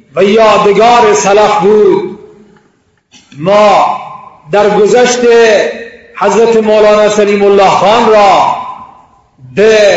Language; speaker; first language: Persian; non-native, local second language; Baluchi